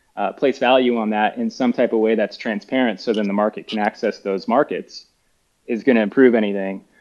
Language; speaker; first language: English; native; English